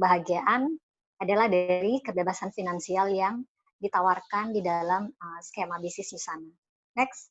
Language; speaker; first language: Indonesian; native; Indonesian